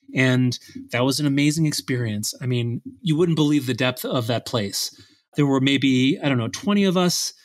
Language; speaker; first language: English; native; English